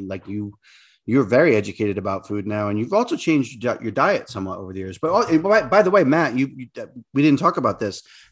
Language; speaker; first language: English; native; English